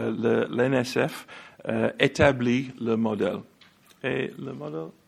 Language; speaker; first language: French; non-native, learner; English